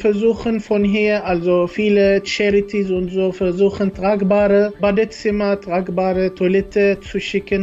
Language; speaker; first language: German; non-native, learner; Arabic